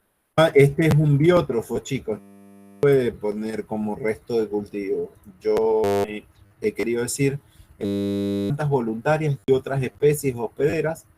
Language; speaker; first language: Spanish; native; Spanish